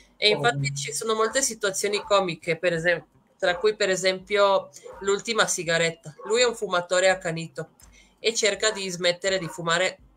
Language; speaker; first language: Italian; native; Italian